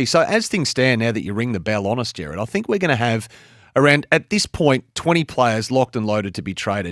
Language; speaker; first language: English; native; English